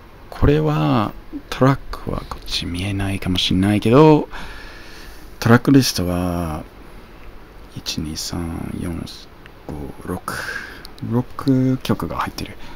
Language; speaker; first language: Japanese; non-native, fluent; English